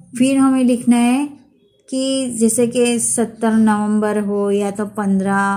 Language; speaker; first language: Hindi; non-native, local second language; Gujarati